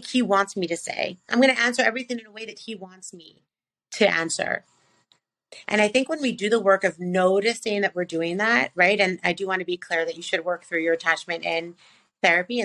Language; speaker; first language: English; native; English